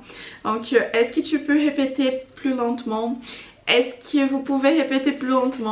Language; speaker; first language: French; non-native, fluent; Portuguese